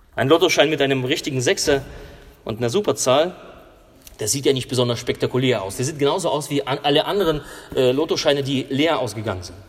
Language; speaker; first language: German; non-native, fluent; Russian